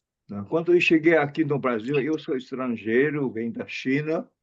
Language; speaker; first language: Portuguese; non-native, fluent; Chinese